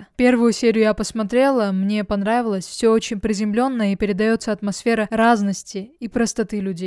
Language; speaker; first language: Russian; native; Russian